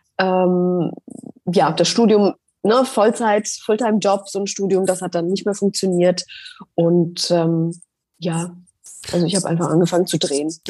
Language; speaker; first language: German; early bilingual, other home language; Polish